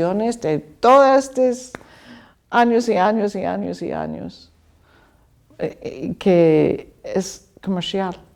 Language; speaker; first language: Spanish; non-native, learner; English